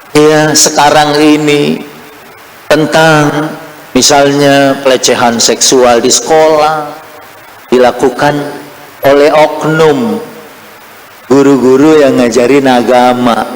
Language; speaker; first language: Indonesian; native; Indonesian